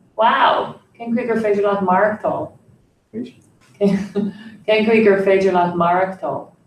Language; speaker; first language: Irish; non-native, fluent; English